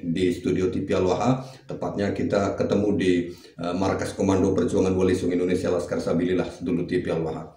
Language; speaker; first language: Indonesian; native; Indonesian